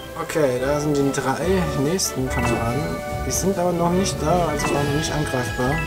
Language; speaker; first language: German; native; German